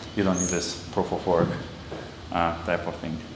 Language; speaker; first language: English; non-native, fluent; Russian